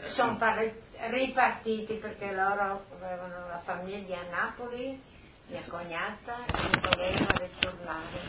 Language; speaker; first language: Italian; non-native, local second language; Friulian